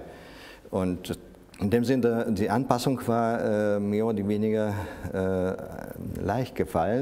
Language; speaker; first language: German; non-native, fluent; Russian